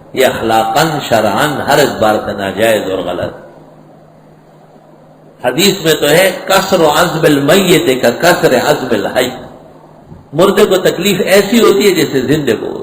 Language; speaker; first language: Urdu; non-native, local second language; Pashto